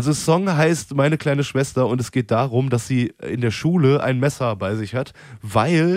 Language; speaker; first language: German; native; German